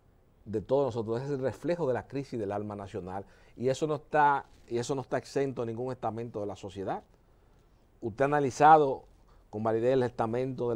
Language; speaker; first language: Spanish; native; Spanish